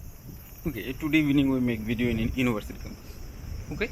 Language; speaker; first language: English; non-native, learner; Bangla